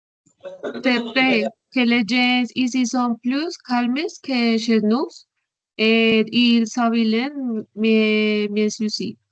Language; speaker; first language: French; non-native, learner; Spanish